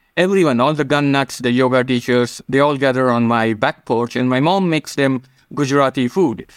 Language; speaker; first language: English; non-native, local second language; Gujarati